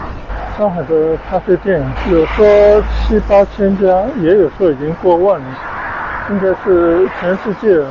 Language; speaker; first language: Chinese; native; Chinese